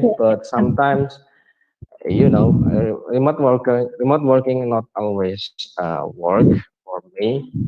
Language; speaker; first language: English; non-native, learner; Indonesian